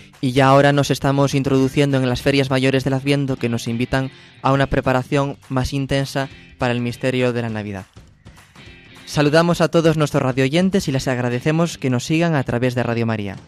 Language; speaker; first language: Spanish; native; Spanish